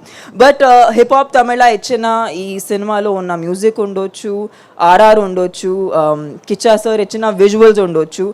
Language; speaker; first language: Telugu; non-native, fluent; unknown